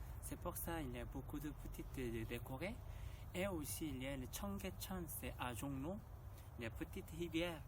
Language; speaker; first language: French; non-native, learner; Korean